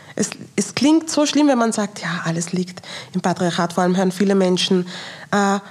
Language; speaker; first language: German; native; German